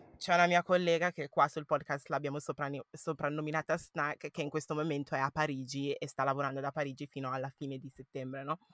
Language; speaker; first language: Italian; early bilingual, other home language; English